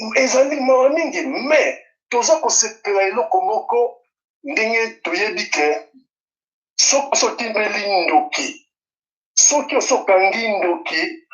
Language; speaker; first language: Lingala; non-native, local second language; Kongo